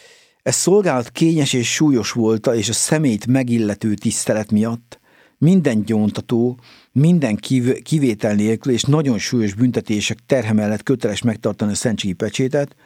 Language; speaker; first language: Hungarian; native; Hungarian